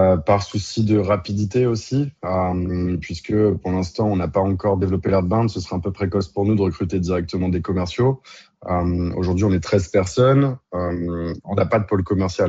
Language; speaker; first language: French; native; French